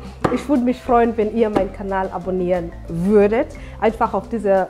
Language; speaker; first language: German; non-native, fluent; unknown